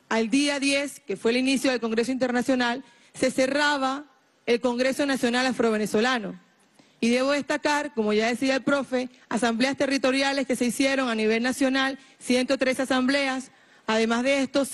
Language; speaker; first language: Spanish; native; Spanish